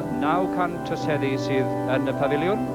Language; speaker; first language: Welsh; native; Welsh